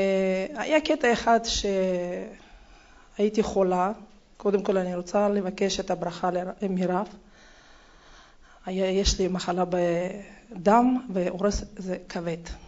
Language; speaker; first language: Hebrew; non-native, fluent; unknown